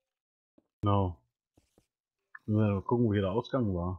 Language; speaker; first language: German; native; German